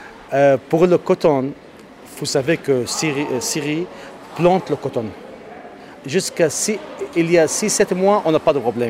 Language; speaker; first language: French; non-native, learner; Arabic